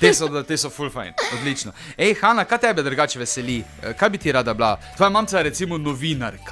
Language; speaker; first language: Slovenian; native; Slovenian